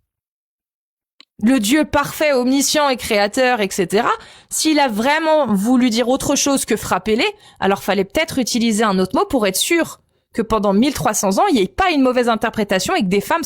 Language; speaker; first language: French; native; French